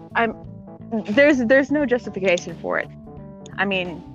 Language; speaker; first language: English; native; English